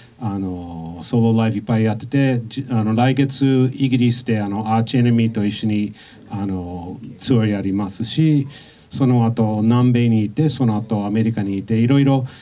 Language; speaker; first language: Japanese; non-native, fluent; English